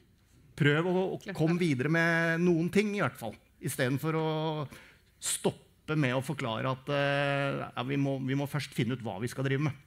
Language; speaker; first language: Norwegian; native; Norwegian